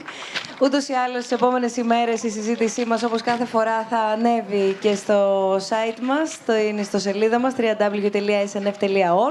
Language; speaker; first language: Greek; native; Greek